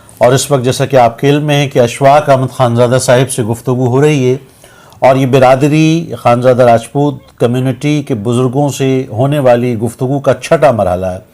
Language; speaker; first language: Urdu; native; Urdu